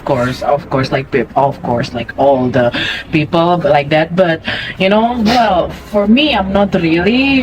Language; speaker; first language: English; non-native, fluent; Indonesian